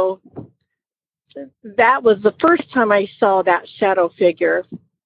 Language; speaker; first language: English; native; English